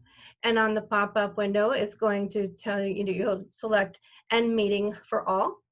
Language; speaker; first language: English; native; English